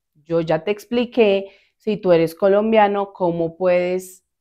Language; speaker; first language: Spanish; native; Spanish